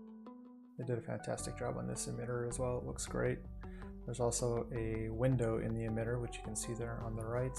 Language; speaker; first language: English; native; English